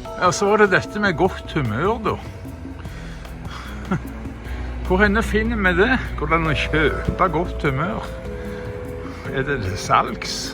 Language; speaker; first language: Norwegian; native; Norwegian